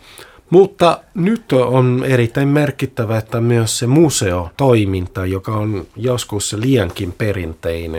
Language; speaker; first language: Finnish; non-native, fluent; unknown